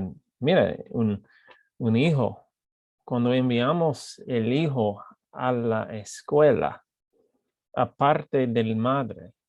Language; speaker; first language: Spanish; non-native, fluent; English